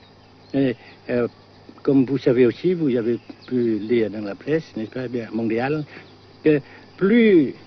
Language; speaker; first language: French; non-native, fluent; Vietnamese